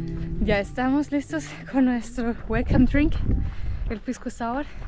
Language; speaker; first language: Spanish; non-native, learner; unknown